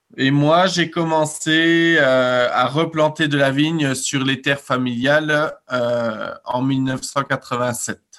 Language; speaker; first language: French; native; French